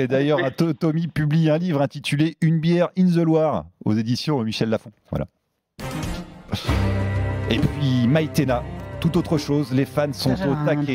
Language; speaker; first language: French; native; French